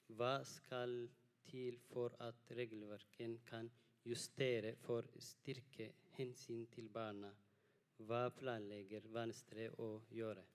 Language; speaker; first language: Norwegian; non-native, learner; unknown